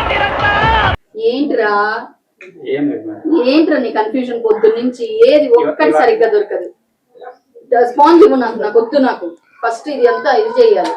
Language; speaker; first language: Telugu; non-native, local second language; Bangla